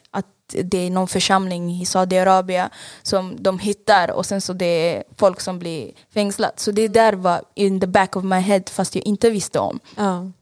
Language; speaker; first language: Swedish; non-native, fluent; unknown